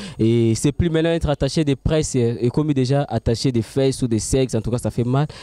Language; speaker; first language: French; non-native, local second language; Lingala